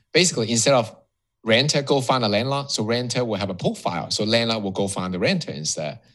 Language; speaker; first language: English; non-native, local second language; Cantonese